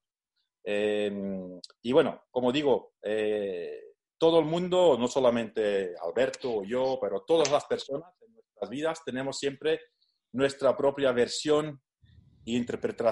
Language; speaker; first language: Spanish; non-native, fluent; Dutch